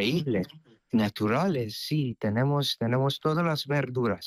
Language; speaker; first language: Spanish; non-native, fluent; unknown